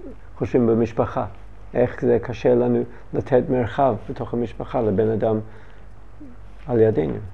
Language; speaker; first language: Hebrew; non-native, learner; English